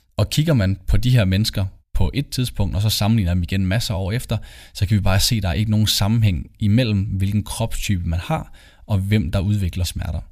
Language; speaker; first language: Danish; native; Danish